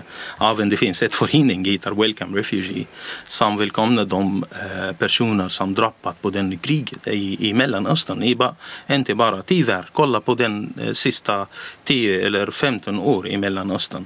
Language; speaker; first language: Swedish; non-native, learner; Arabic